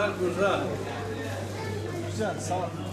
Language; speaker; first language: Turkish; non-native, learner; Arabic